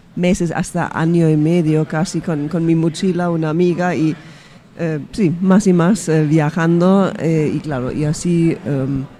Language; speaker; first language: Spanish; non-native, fluent; German